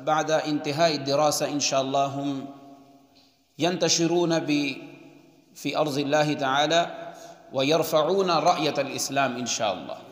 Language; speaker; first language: Arabic; non-native, fluent; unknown